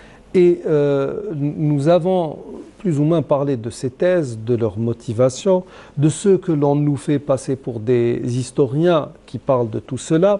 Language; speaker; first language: French; non-native, local second language; Arabic